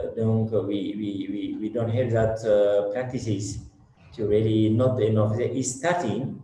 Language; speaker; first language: English; non-native, fluent; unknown